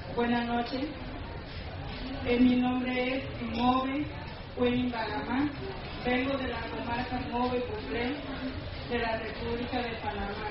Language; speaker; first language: Spanish; non-native, local second language; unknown